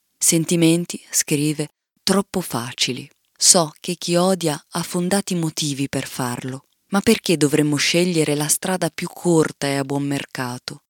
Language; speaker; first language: Italian; native; Italian